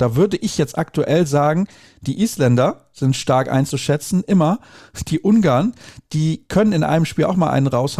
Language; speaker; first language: German; native; German